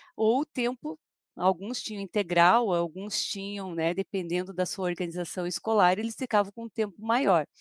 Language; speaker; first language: Portuguese; native; Portuguese